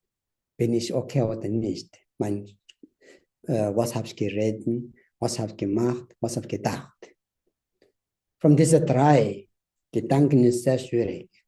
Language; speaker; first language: German; non-native, learner; Tibetan